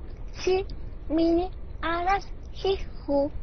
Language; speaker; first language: Mongolian; non-native, learner; Korean